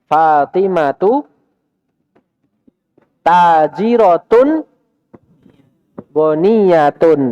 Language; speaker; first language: Arabic; non-native, fluent; Indonesian